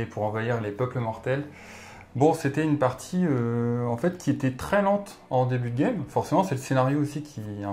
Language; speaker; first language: French; native; French